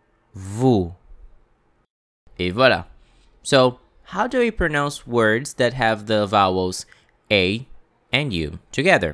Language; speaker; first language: English; non-native, fluent; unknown